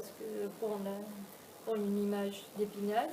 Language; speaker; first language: French; non-native, fluent; Italian